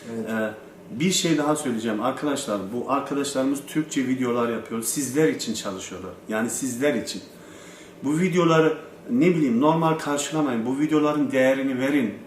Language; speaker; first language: Turkish; early bilingual, heritage; Turkish